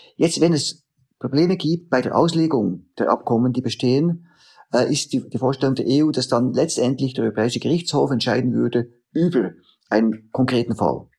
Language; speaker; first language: German; native; German